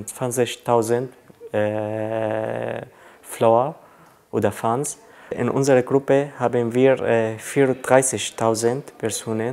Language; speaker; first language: German; non-native, learner; Arabic